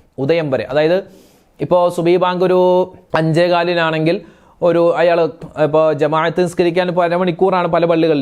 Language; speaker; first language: Malayalam; native; Malayalam